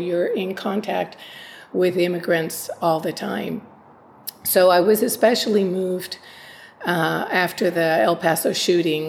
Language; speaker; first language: English; native; English